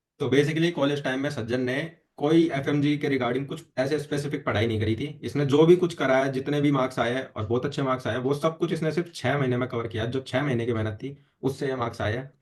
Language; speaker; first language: Hindi; native; Hindi